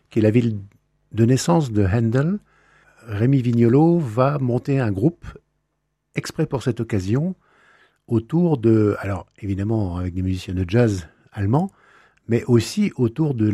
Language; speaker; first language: French; native; French